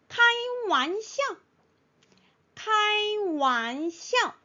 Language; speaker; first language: Chinese; non-native, fluent; Korean